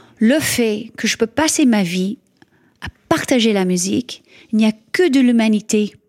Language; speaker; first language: French; non-native, fluent; English